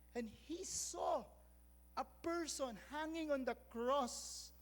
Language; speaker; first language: English; non-native, local second language; Filipino